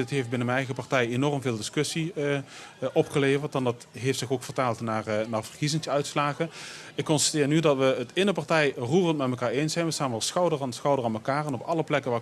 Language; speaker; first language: Dutch; native; Dutch